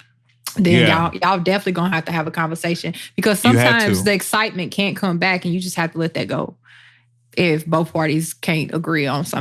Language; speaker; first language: English; native; English